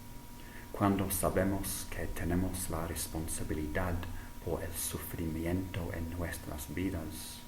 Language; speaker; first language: Spanish; non-native, fluent; English